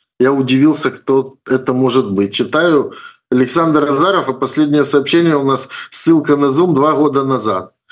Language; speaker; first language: Russian; native; Russian